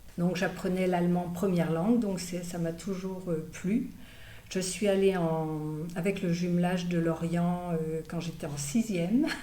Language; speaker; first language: French; native; French